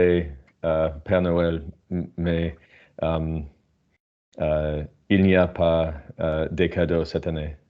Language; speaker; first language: French; non-native, learner; English